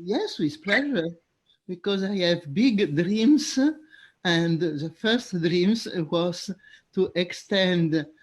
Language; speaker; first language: English; non-native, fluent; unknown